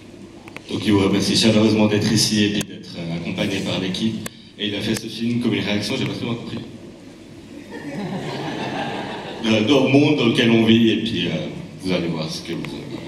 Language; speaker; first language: French; native; French